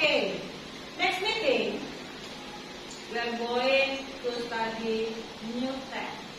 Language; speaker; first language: English; non-native, fluent; Indonesian